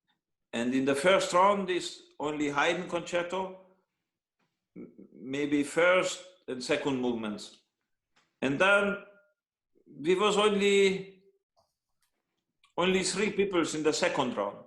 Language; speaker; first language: English; non-native, learner; Hungarian